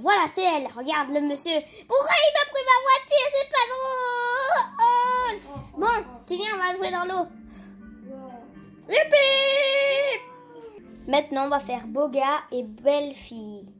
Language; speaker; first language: French; native; French